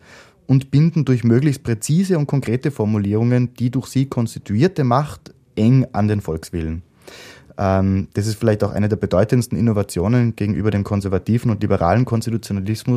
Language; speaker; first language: German; native; German